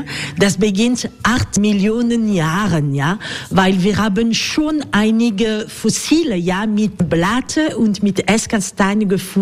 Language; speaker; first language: German; non-native, learner; French